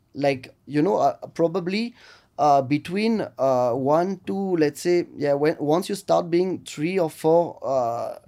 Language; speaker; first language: English; non-native, fluent; French